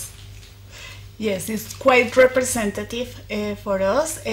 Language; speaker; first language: English; non-native, fluent; Spanish